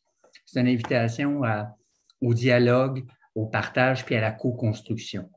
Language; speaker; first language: French; native; French